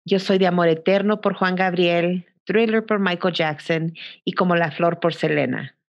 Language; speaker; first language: Spanish; early bilingual, heritage; Spanish